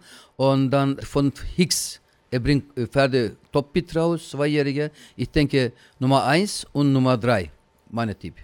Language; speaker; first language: German; non-native, learner; Turkish